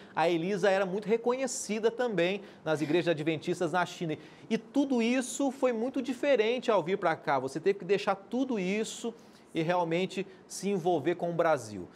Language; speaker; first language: Portuguese; native; Portuguese